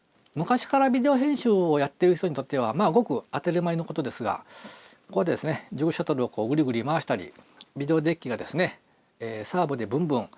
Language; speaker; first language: Japanese; native; Japanese